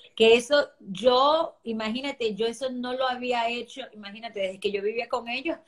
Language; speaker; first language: Spanish; early bilingual, heritage; Spanish